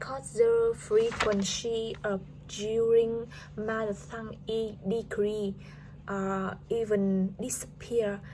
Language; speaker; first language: English; non-native, learner; Vietnamese